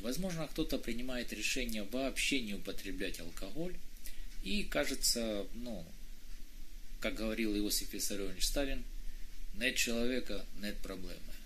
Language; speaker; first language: Russian; native; Russian